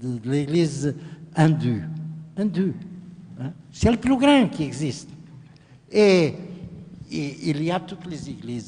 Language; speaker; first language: French; non-native, fluent; Portuguese